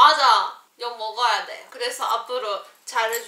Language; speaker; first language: Korean; non-native, fluent; Russian